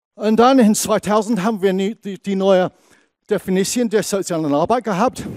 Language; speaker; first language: German; non-native, fluent; English